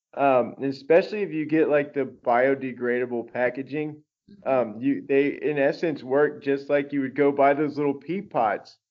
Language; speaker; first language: English; native; English